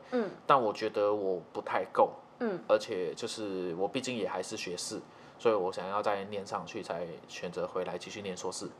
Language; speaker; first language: Chinese; native; Chinese